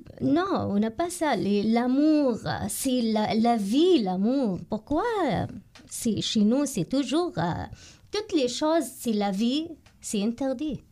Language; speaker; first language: French; non-native, learner; Arabic